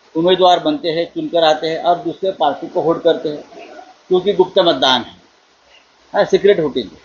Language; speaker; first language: Hindi; non-native, local second language; Marathi